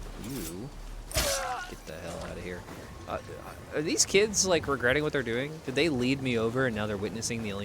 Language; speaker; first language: English; native; English